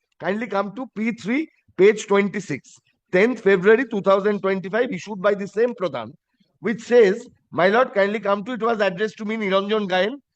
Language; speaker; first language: English; non-native, local second language; Bangla